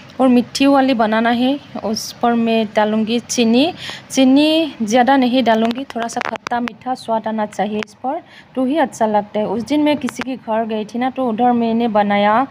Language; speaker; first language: Hindi; non-native, local second language; Assamese